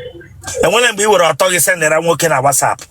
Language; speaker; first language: Igbo; native; Igbo